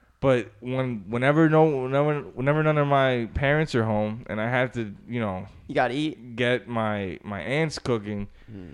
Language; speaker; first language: English; early bilingual, other home language; Spanish